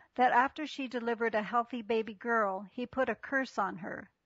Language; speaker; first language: English; native; English